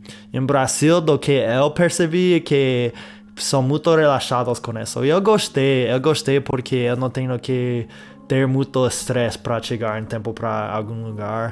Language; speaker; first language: Portuguese; non-native, fluent; English